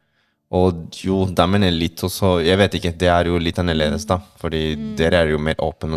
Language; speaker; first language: Norwegian; non-native, fluent; Spanish